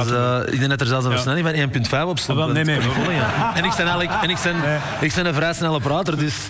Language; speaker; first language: Dutch; native; Dutch